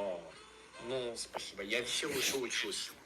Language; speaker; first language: Russian; non-native, learner; English